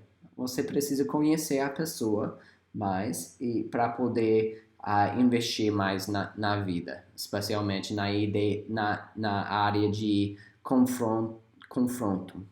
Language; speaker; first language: Portuguese; non-native, fluent; English